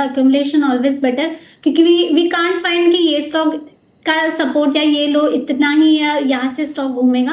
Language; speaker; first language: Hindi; native; Hindi